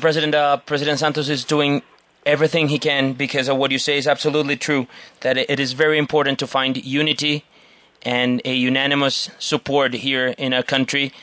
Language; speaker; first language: English; non-native, fluent; Spanish